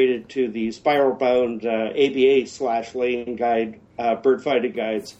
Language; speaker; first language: English; native; English